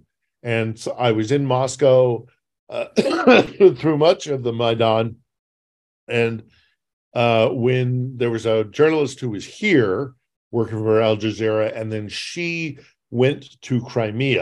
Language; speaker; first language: English; native; English